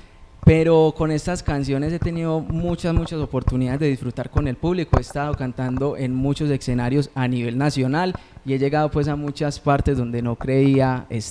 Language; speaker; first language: Spanish; native; Spanish